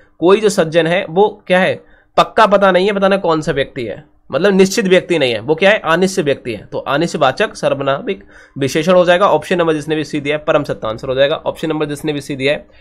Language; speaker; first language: Hindi; native; Hindi